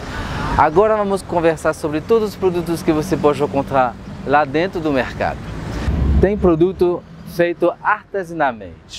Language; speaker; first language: Portuguese; non-native, fluent; French